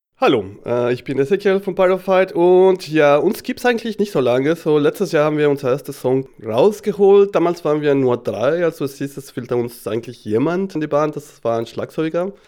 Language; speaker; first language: German; non-native, fluent; Spanish